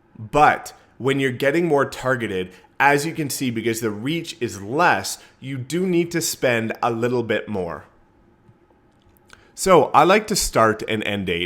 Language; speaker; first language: English; native; English